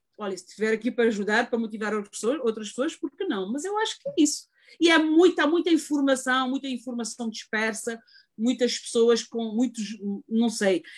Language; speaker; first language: Portuguese; native; Portuguese